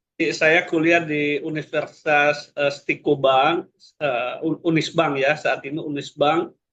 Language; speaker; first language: Indonesian; non-native, local second language; Nias